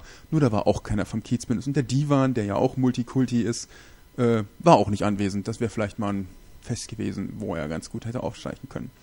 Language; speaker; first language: German; native; German